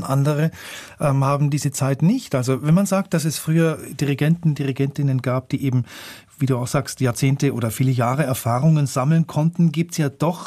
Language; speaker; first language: German; native; German